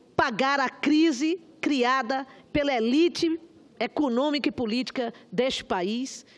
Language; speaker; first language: Portuguese; native; Portuguese